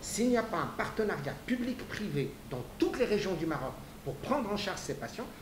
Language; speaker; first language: French; non-native, local second language; Arabic